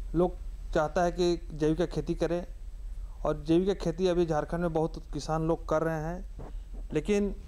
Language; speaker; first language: Hindi; native; Hindi